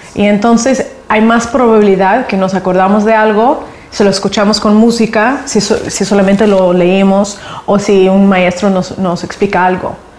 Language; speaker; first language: Spanish; non-native, fluent; Russian